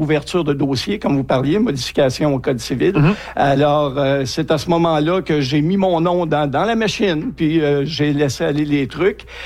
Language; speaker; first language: French; native; French